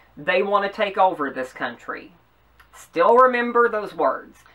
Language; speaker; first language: English; native; English